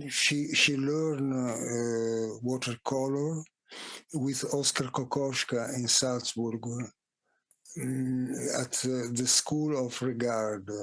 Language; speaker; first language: English; non-native, fluent; Italian